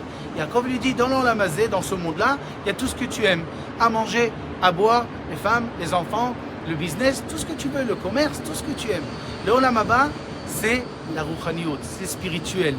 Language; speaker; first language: French; native; French